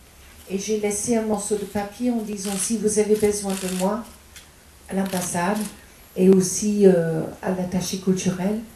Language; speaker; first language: French; non-native, fluent; English